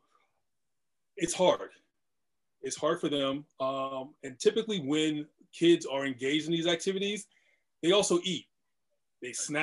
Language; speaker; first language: English; native; English